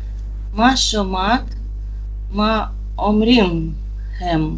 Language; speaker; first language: Hebrew; non-native, learner; Russian